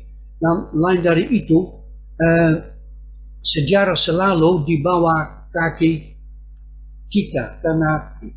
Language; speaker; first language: Indonesian; non-native, fluent; Dutch